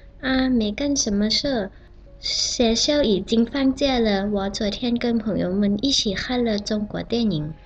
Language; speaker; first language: Chinese; non-native, learner; Thai